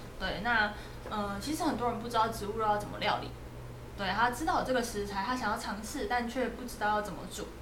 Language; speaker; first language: Chinese; native; Chinese